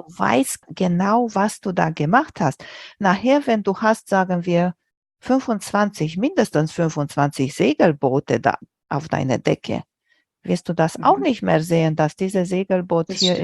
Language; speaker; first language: German; non-native, fluent; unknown